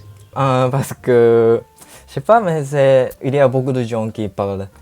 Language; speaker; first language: French; non-native, learner; Japanese